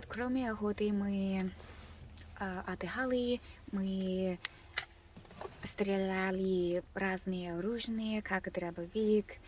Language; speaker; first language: Russian; non-native, learner; English